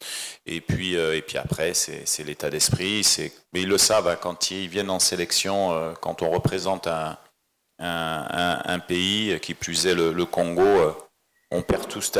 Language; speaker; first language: French; native; French